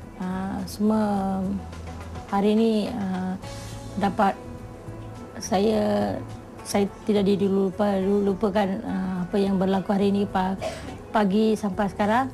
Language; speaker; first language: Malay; non-native, local second language; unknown